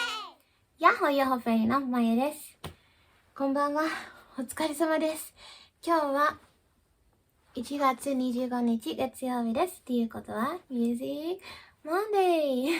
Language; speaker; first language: Japanese; early bilingual, heritage; Japanese